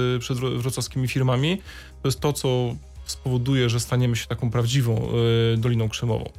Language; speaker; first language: Polish; native; Polish